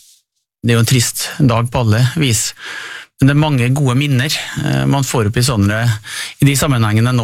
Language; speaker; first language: Norwegian; native; Norwegian